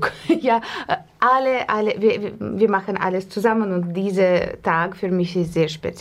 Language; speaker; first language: German; non-native, learner; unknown